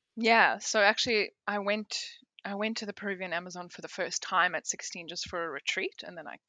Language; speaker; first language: English; native; English